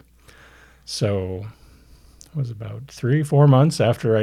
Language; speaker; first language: English; native; English